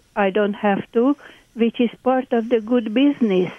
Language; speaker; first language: English; non-native, learner; Hungarian